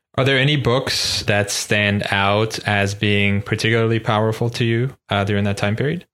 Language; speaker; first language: English; non-native, fluent; Turkish